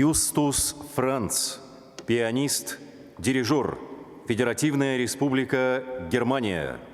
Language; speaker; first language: Russian; native; Russian